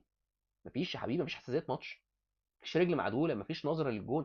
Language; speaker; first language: Arabic; native; Arabic